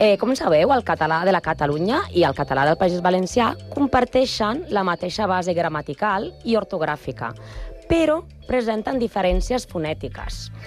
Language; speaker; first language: Catalan; non-native, learner; Spanish